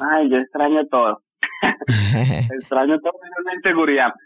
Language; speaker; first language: Spanish; native; Spanish